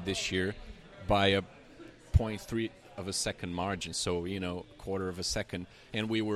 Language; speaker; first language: English; non-native, fluent; Portuguese